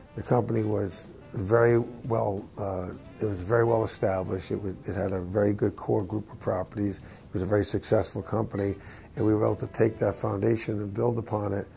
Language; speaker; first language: English; native; English